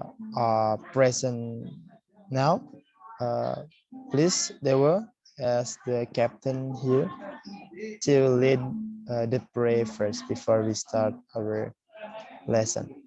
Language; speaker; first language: English; non-native, learner; Indonesian